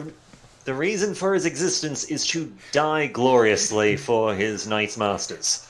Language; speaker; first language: English; native; English